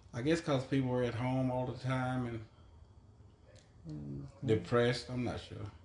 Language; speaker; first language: English; native; English